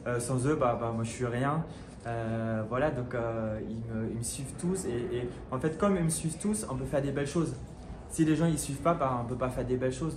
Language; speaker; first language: French; non-native, fluent; German